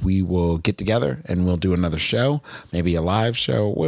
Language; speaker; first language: English; native; English